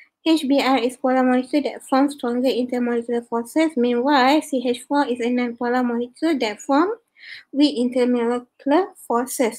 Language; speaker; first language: English; non-native, local second language; Malay